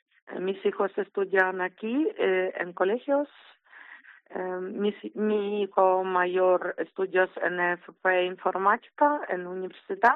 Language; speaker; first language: Spanish; non-native, learner; Ukrainian